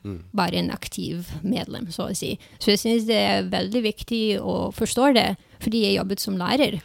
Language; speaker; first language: Norwegian; non-native, fluent; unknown